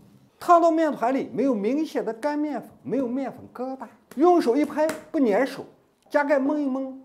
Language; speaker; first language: Chinese; native; Chinese